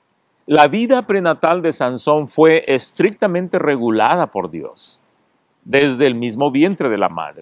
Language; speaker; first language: Spanish; native; Spanish